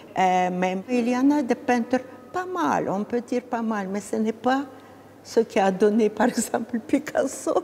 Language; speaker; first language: French; non-native, fluent; Russian